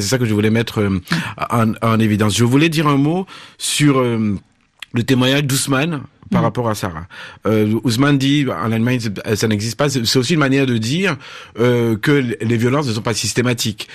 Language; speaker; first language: French; native; French